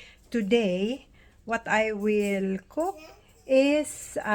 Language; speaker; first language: English; non-native, local second language; Filipino